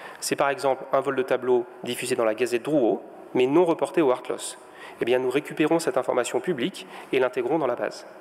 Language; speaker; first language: French; native; French